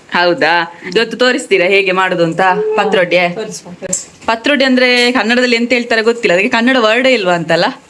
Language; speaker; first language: Kannada; native; Kannada